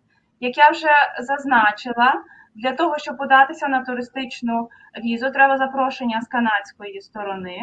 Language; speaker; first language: Ukrainian; native; Ukrainian